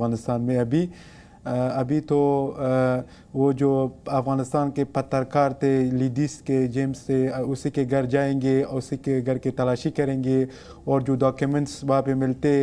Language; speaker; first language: Hindi; non-native, learner; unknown